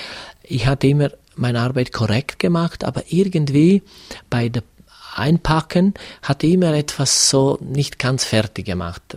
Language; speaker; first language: German; non-native, fluent; Serbian